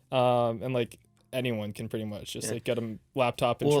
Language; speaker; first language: English; native; English